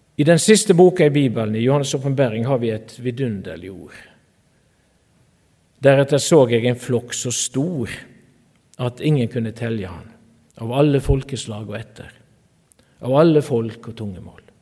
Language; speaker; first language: Norwegian; native; Norwegian